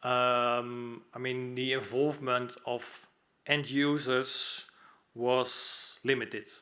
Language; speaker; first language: English; non-native, fluent; Dutch